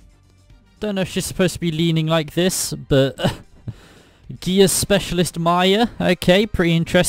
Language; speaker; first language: English; native; English